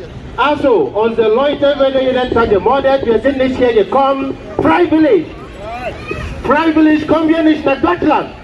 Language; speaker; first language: German; non-native, learner; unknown